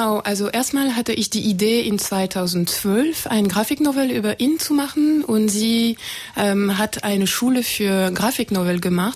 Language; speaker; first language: German; non-native, fluent; French